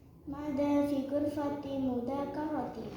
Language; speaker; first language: Arabic; non-native, learner; Indonesian